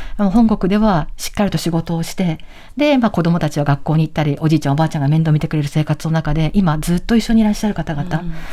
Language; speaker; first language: Japanese; native; Japanese